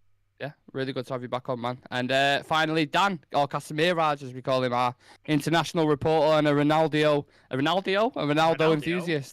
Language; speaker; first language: English; native; English